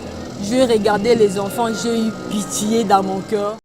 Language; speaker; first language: French; non-native, local second language; Lingala